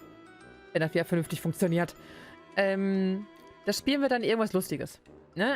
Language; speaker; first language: German; native; German